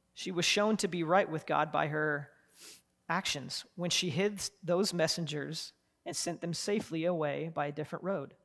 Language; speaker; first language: English; native; English